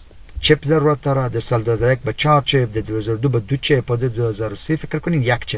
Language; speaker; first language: Persian; native; Persian